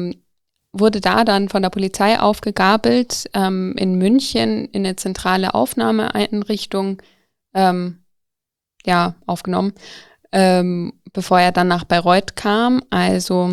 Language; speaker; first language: German; native; German